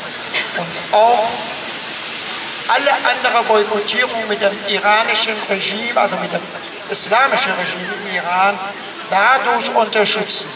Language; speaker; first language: German; non-native, fluent; Persian